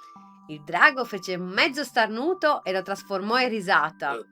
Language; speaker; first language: Italian; native; Italian